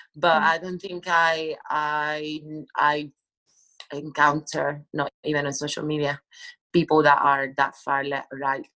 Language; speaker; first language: English; non-native, fluent; Spanish